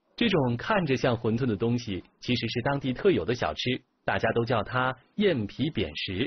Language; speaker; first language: Chinese; native; Chinese